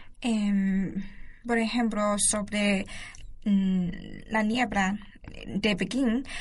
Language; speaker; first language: Spanish; non-native, learner; Chinese